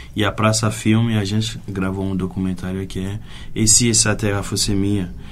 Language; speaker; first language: Portuguese; non-native, fluent; Haitian Creole